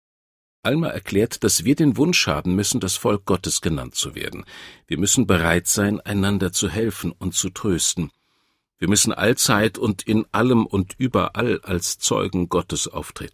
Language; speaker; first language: German; native; German